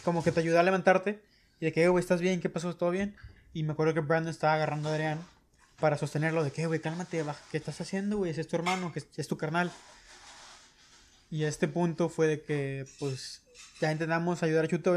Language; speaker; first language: Spanish; native; Spanish